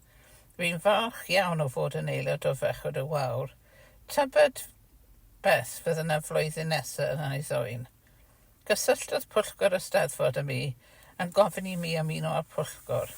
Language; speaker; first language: Welsh; non-native, fluent; English